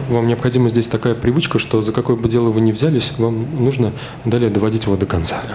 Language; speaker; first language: Russian; native; Russian